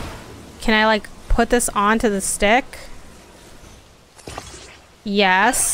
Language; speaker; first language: English; native; English